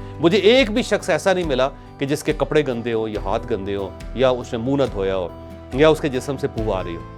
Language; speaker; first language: Urdu; non-native, local second language; Punjabi